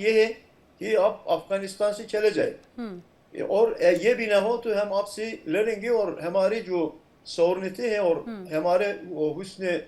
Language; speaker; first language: Hindi; non-native, fluent; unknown